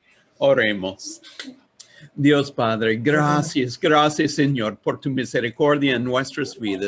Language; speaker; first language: Spanish; non-native, learner; English